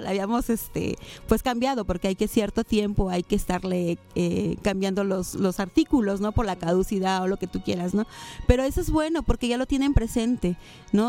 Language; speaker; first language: Spanish; native; Spanish